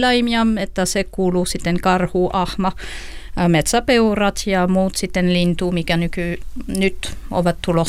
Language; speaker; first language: Finnish; non-native, fluent; French